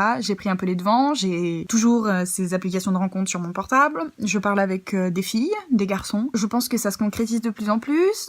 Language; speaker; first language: French; native; French